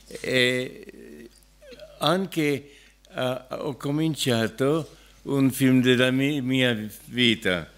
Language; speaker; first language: Italian; non-native, fluent; English